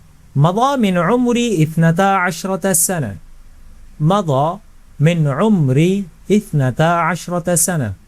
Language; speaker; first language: Arabic; non-native, fluent; Urdu